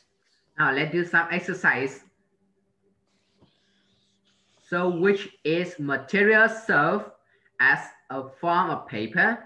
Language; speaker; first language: English; non-native, learner; Vietnamese